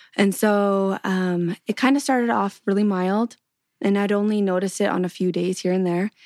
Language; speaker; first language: English; native; English